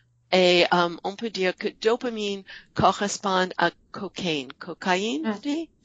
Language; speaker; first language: French; non-native, fluent; English